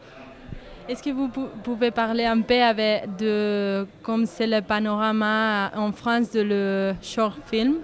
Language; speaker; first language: French; non-native, learner; Spanish